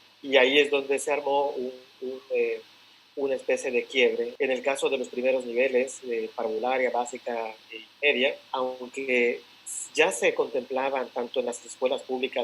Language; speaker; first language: Spanish; native; Spanish